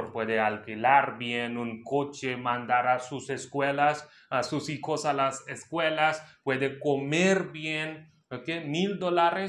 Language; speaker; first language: Spanish; non-native, local second language; Hindi